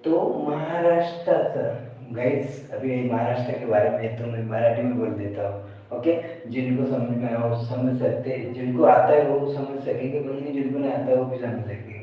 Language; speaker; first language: Hindi; non-native, local second language; Marathi